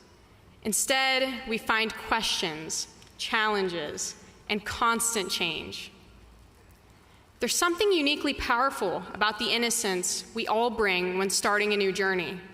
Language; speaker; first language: English; native; English